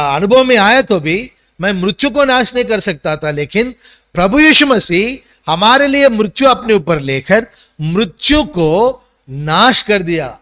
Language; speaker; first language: Hindi; non-native, local second language; Telugu